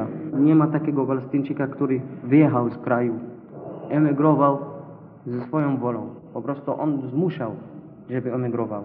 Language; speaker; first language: Polish; non-native, learner; Arabic